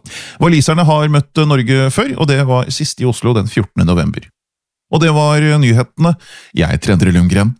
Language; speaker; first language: Norwegian; native; Norwegian